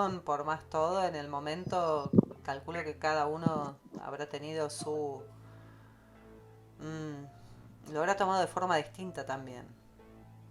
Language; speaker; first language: Spanish; native; Spanish